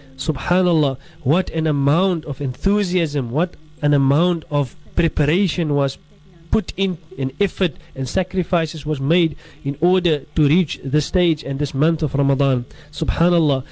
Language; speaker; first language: English; native; English